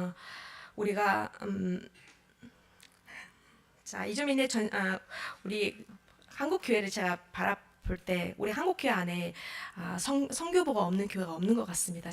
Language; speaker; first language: Korean; non-native, fluent; Mongolian